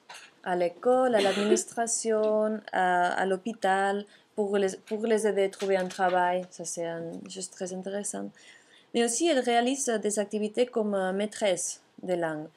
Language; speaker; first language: French; non-native, fluent; Catalan